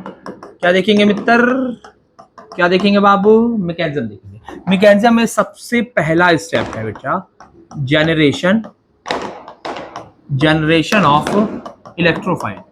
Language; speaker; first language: Hindi; native; Hindi